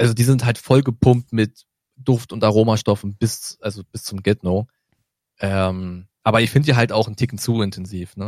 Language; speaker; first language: German; native; German